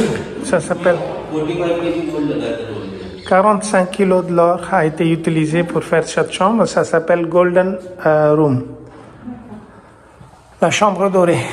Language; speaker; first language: French; non-native, fluent; Hindi